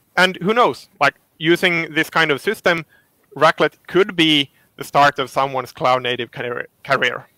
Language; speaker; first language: English; non-native, fluent; Finnish